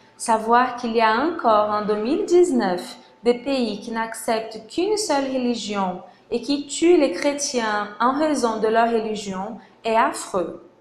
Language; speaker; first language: French; non-native, fluent; Portuguese